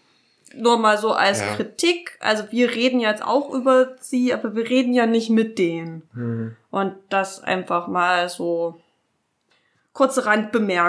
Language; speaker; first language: German; native; German